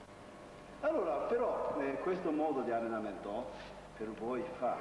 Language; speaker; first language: Italian; non-native, fluent; Japanese